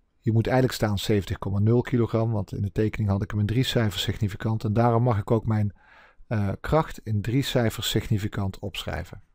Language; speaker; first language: Dutch; native; Dutch